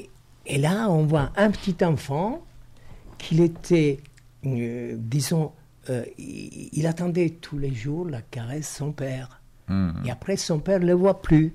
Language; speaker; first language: French; non-native, fluent; Italian